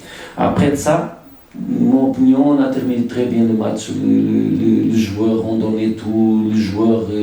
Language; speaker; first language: French; non-native, fluent; Portuguese